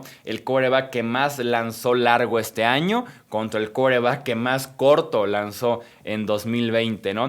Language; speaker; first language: Spanish; native; Spanish